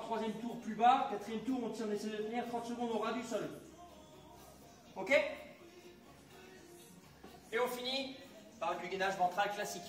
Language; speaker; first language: French; native; French